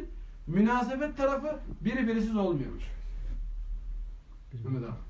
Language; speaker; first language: Turkish; native; Turkish